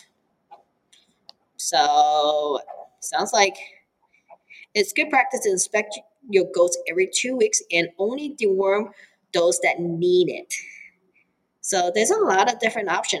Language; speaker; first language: English; early bilingual, other home language; Cantonese